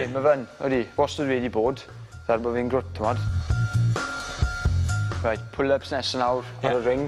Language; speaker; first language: Welsh; native; Welsh